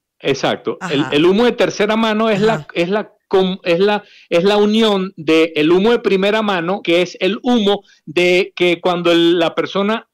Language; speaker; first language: Spanish; native; Spanish